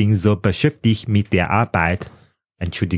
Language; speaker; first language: German; non-native, learner; Chinese